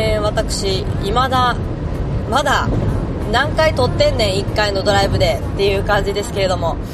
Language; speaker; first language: Japanese; native; Japanese